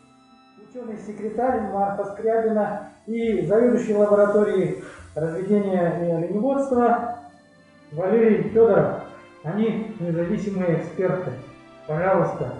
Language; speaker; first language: Russian; native; Russian